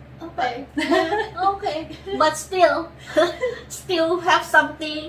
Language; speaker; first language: English; non-native, learner; Thai